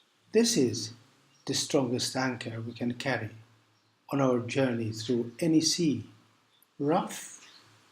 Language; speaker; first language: English; non-native, local second language; Maltese